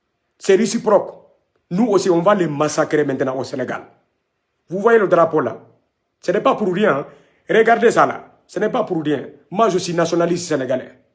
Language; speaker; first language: French; non-native, local second language; Wolof